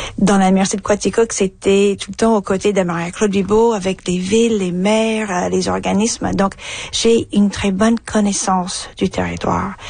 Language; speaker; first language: French; non-native, fluent; English